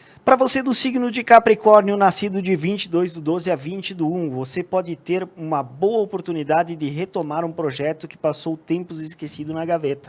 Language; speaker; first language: Portuguese; native; Portuguese